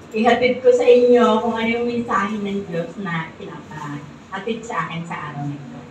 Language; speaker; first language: Filipino; native; Filipino